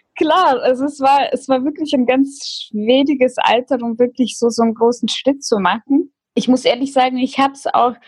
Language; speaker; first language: German; early bilingual, other home language; Russian